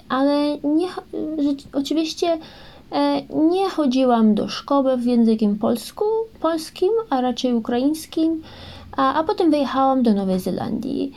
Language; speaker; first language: Polish; early bilingual, heritage; Ukrainian